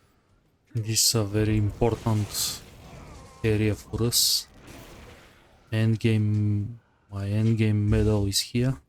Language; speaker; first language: English; non-native, fluent; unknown